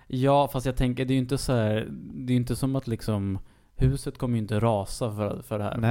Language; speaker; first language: Swedish; native; Swedish